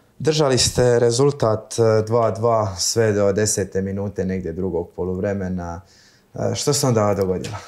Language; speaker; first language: Croatian; native; Croatian